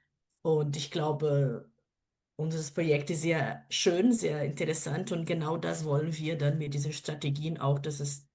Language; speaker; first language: German; non-native, fluent; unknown